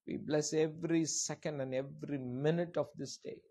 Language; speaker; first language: English; non-native, local second language; Tamil